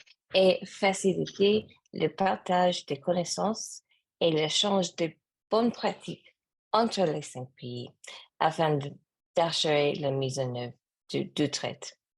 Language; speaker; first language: French; non-native, learner; English